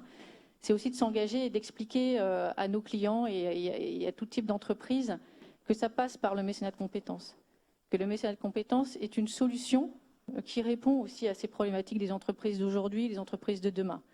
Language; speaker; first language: French; native; French